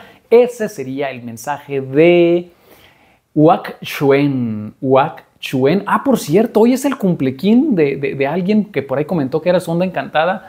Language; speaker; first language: Spanish; native; Spanish